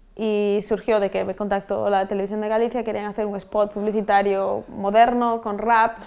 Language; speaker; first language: Spanish; non-native, local second language; Galician